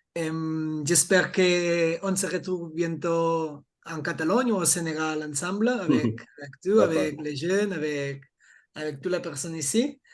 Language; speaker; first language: French; non-native, fluent; Catalan